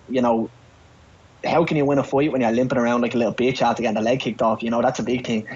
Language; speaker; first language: English; native; English